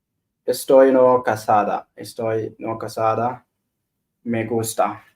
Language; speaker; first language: Spanish; non-native, learner; Arabic